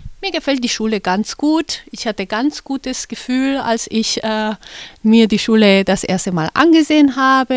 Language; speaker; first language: German; non-native, fluent; Spanish